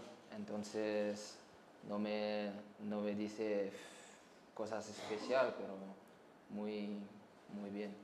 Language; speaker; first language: Spanish; non-native, learner; French